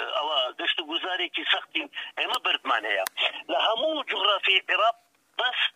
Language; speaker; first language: Central Kurdish; non-native, local second language; Arabic